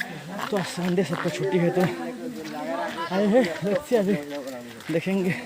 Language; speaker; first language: Hindi; non-native, local second language; Nepali